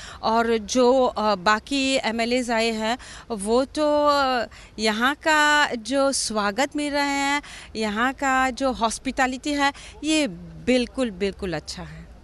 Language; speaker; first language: Hindi; non-native, fluent; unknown